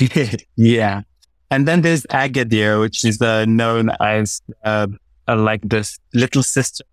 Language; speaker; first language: English; non-native, fluent; Arabic